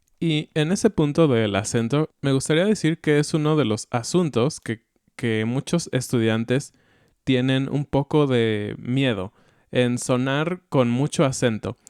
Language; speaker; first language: Spanish; native; Spanish